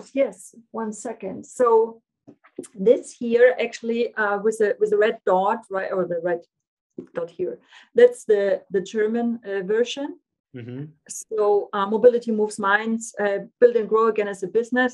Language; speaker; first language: English; non-native, fluent; German